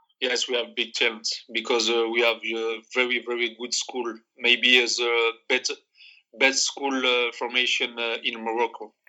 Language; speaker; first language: English; non-native, learner; Arabic